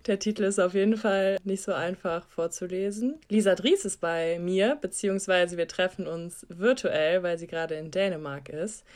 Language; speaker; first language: German; native; German